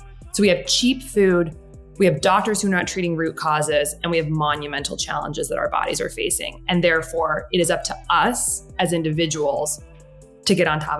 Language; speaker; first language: English; native; English